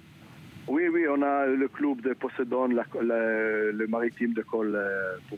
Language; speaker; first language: French; non-native, learner; Hebrew